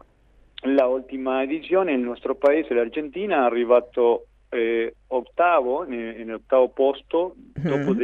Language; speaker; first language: Italian; non-native, fluent; Spanish